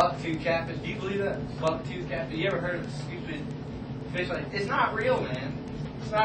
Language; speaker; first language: English; native; English